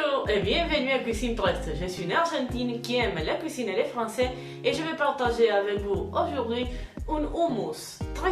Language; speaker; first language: French; non-native, learner; Spanish